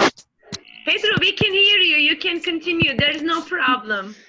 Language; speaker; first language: English; non-native, fluent; Turkish